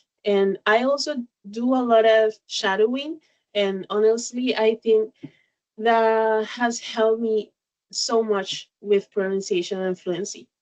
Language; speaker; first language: English; non-native, learner; Spanish